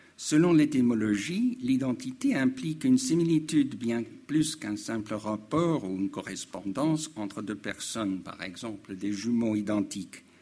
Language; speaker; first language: French; non-native, fluent; English